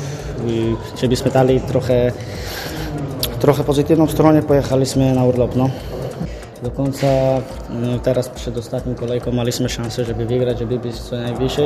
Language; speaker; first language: Polish; non-native, fluent; Armenian